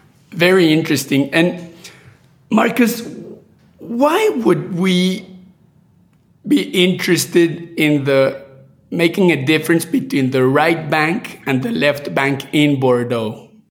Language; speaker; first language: English; non-native, fluent; Spanish